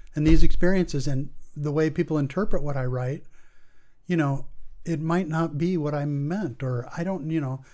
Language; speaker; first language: English; native; English